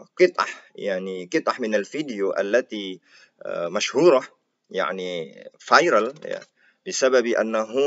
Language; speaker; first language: Arabic; non-native, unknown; Indonesian